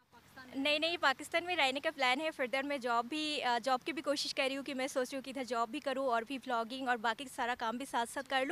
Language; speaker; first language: Hindi; non-native, fluent; Bangla